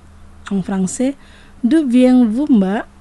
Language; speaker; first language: French; non-native, fluent; Indonesian